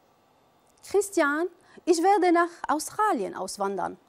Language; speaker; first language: German; non-native, fluent; Arabic